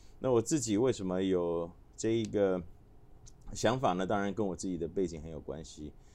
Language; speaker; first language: Chinese; native; Chinese